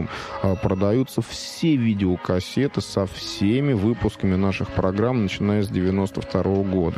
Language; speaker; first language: Russian; native; Russian